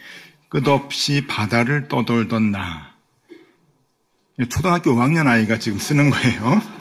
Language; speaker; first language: Korean; native; Korean